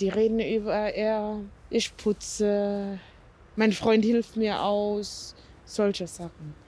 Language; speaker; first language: German; non-native, fluent; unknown